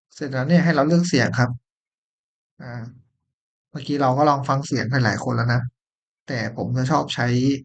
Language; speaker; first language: Thai; native; Thai